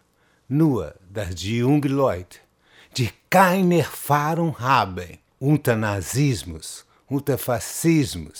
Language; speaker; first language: German; non-native, fluent; Portuguese